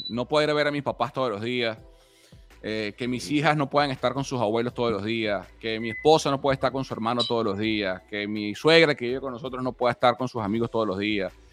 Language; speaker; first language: Spanish; native; Spanish